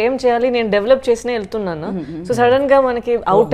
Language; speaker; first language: Telugu; non-native, fluent; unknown